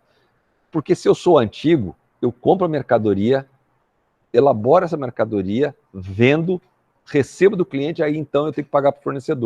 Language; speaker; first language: Portuguese; native; Portuguese